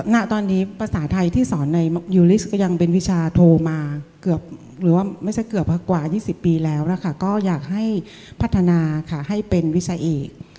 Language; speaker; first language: Thai; non-native, fluent; Vietnamese